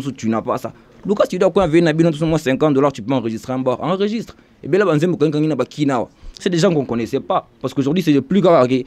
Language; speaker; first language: French; non-native, local second language; Lingala